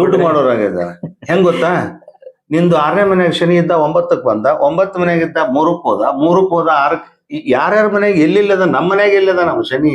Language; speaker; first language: Kannada; native; Kannada